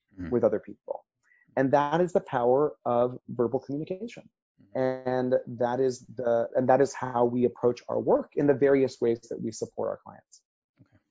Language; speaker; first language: English; early bilingual, other home language; Spanish